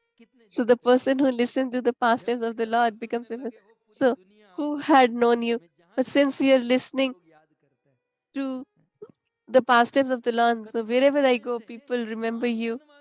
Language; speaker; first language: English; non-native, local second language; Hindi